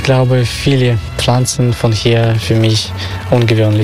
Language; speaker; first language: German; non-native, learner; Russian